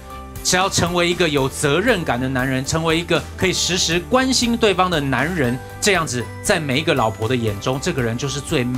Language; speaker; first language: Chinese; native; Chinese